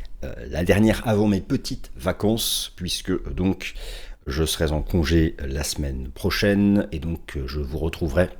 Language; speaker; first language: French; native; French